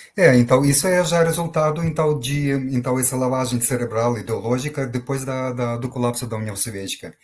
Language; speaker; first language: Portuguese; non-native, fluent; Ukrainian